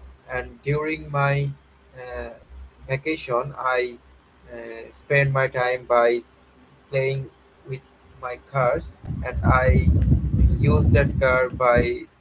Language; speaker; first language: English; non-native, learner; Bangla